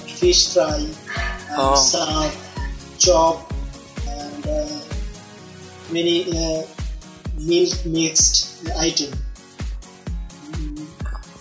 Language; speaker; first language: English; non-native, learner; Bangla